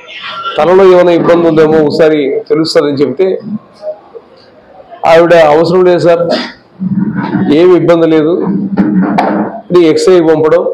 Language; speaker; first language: Telugu; native; Telugu